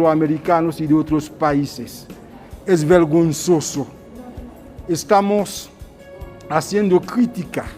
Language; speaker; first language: Spanish; non-native, fluent; Haitian Creole